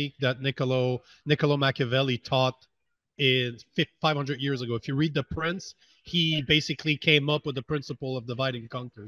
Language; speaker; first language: English; native; English